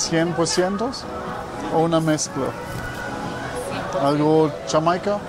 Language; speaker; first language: Spanish; non-native, learner; English